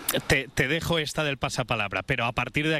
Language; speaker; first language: Spanish; native; Spanish